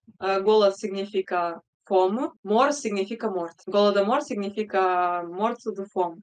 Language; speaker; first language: Portuguese; early bilingual, other home language; Russian